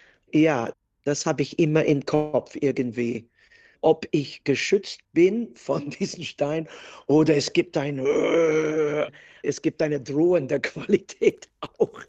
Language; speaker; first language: German; non-native, fluent; English